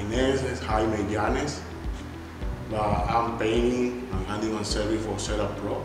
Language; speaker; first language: English; non-native, learner; Spanish